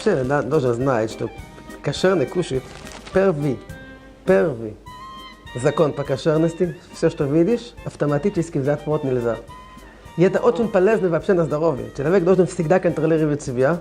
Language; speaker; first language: Russian; non-native, learner; Hebrew